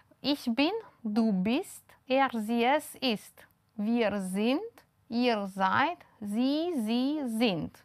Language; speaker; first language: German; non-native, fluent; Romanian